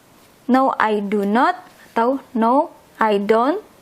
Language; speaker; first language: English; non-native, fluent; Indonesian